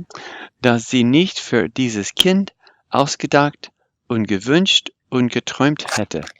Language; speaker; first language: German; non-native, fluent; English